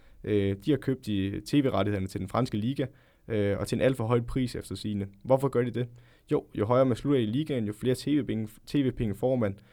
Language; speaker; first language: Danish; native; Danish